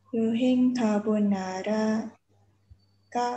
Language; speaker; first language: Korean; non-native, learner; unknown